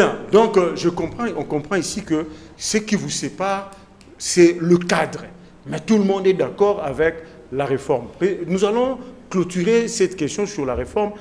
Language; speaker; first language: French; non-native, local second language; Lingala